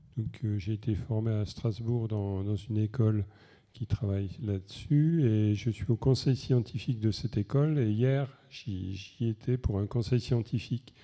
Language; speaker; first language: French; native; French